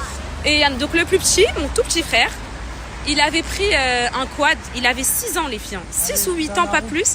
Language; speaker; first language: French; native; French